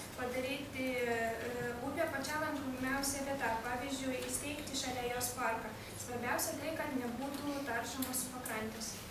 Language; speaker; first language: Lithuanian; non-native, local second language; Polish